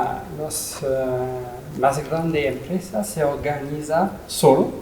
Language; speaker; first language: Spanish; non-native, learner; French